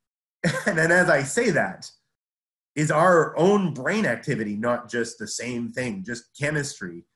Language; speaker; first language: English; native; English